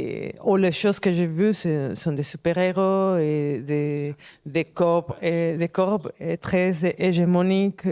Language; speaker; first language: French; non-native, fluent; Spanish